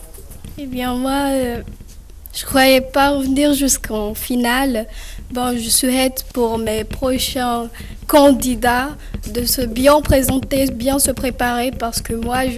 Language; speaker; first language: French; non-native, local second language; Comorian